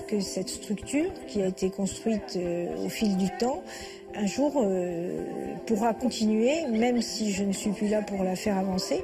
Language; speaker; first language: French; native; French